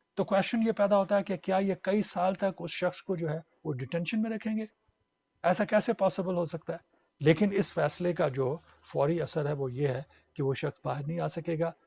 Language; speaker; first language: Urdu; native; Urdu